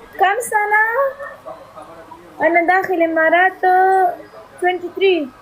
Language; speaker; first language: Arabic; non-native, learner; Pashto